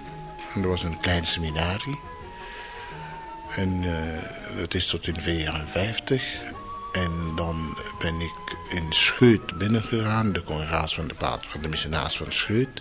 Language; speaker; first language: Dutch; non-native, fluent; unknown